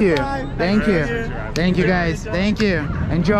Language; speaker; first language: English; non-native, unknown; Turkish